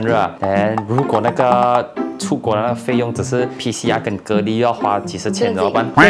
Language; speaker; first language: Chinese; native; Chinese